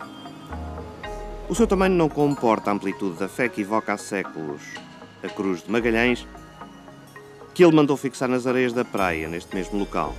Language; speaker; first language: Portuguese; native; Portuguese